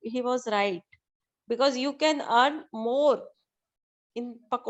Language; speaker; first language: English; non-native, learner; Hindi